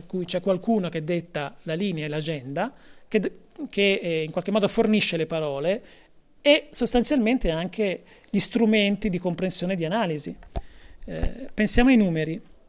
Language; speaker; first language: Italian; native; Italian